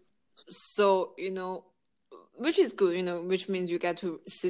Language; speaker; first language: English; non-native, fluent; Chinese